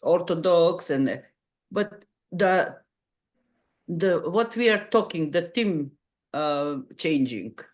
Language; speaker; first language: English; non-native, fluent; Macedonian